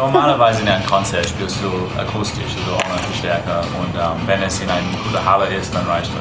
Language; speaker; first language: German; non-native, fluent; English